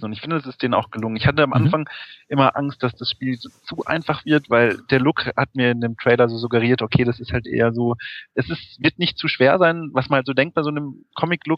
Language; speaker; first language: German; native; German